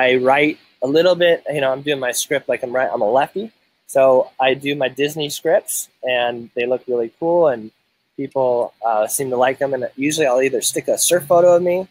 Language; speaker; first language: English; native; English